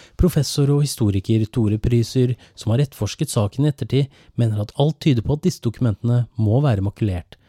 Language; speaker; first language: Norwegian; native; Norwegian